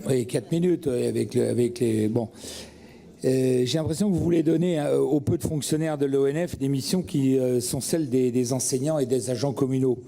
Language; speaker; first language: French; native; French